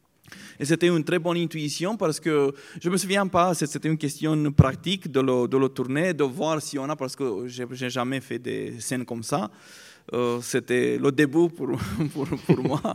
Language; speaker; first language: French; non-native, fluent; Romanian